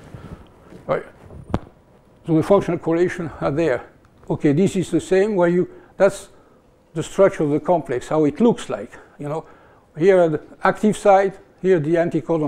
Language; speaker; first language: English; non-native, fluent; French